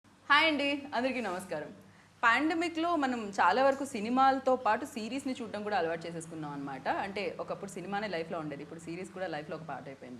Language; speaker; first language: Telugu; native; Telugu